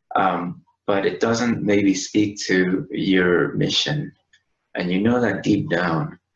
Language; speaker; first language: English; native; English